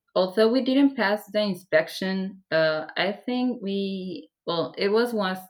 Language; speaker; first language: English; non-native, fluent; Persian